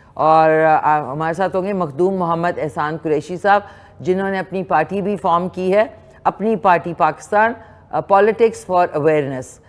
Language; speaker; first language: Urdu; native; Urdu